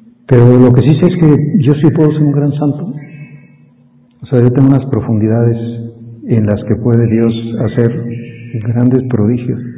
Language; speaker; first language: Spanish; native; Spanish